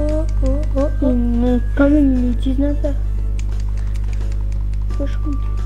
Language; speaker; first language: French; native; French